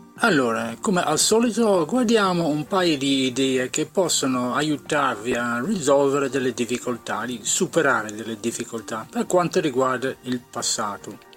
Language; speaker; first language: Italian; non-native, fluent; English